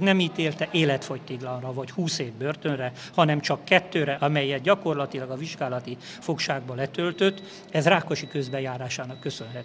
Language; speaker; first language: Hungarian; native; Hungarian